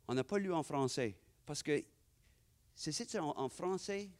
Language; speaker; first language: French; non-native, fluent; English